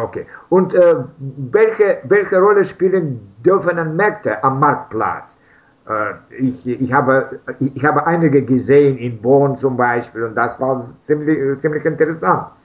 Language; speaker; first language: German; non-native, learner; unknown